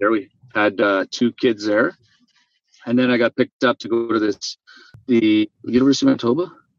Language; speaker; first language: English; native; English